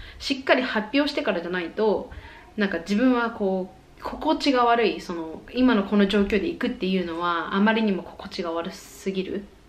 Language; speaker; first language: Japanese; native; Japanese